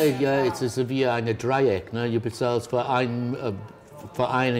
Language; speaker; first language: German; non-native, learner; English